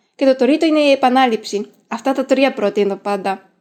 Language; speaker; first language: Greek; non-native, fluent; Japanese